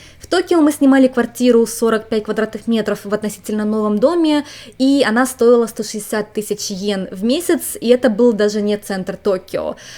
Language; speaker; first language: Russian; native; Russian